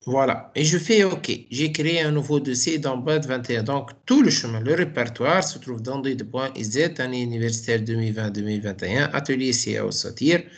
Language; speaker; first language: French; non-native, local second language; Arabic